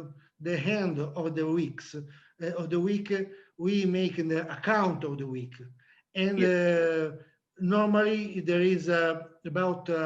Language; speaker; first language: English; non-native, learner; Italian